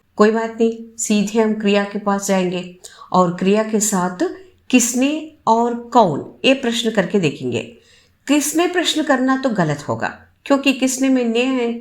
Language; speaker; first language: Hindi; non-native, local second language; Telugu